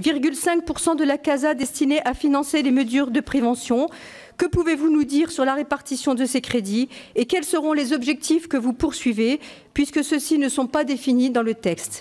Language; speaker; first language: French; native; French